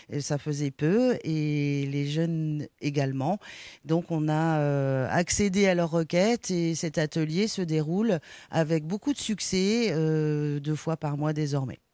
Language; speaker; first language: French; native; French